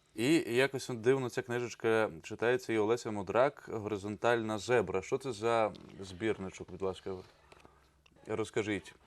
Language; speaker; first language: Ukrainian; native; Ukrainian